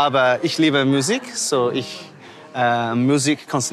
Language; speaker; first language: German; non-native, learner; English